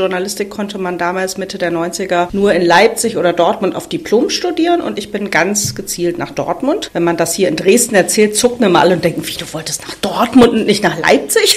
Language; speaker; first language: German; native; German